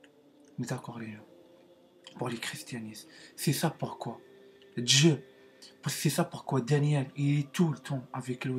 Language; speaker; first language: French; non-native, learner; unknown